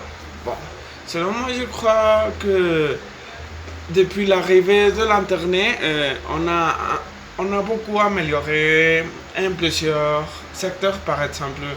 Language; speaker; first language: French; non-native, fluent; Spanish